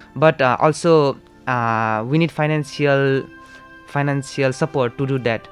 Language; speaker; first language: English; non-native, local second language; Nepali